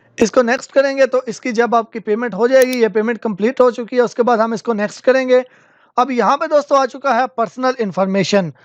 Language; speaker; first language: Urdu; non-native, local second language; Punjabi